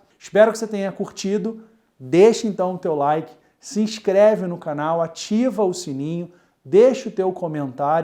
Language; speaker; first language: Portuguese; native; Portuguese